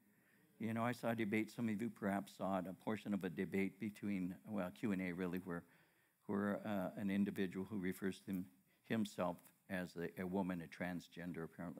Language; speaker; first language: English; native; English